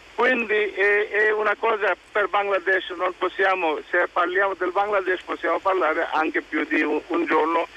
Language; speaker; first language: Italian; non-native, fluent; Bangla